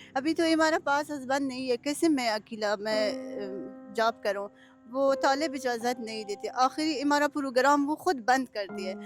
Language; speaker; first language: Urdu; non-native, learner; Persian